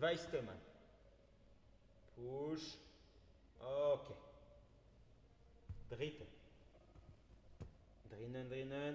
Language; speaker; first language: German; non-native, learner; French